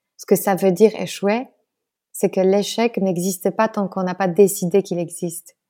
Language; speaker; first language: French; non-native, fluent; Polish